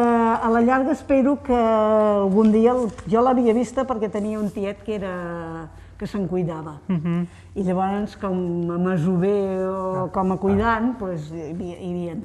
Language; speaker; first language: Catalan; native; Catalan